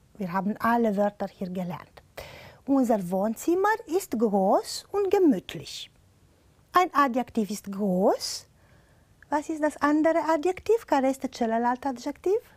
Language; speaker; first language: German; non-native, fluent; Romanian